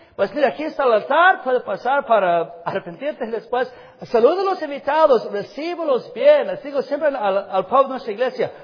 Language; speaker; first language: Spanish; non-native, fluent; English